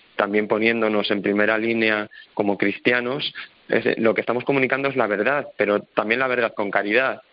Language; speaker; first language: Spanish; native; Spanish